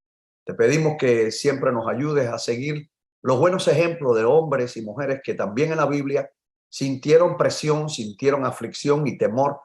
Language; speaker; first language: Spanish; native; Spanish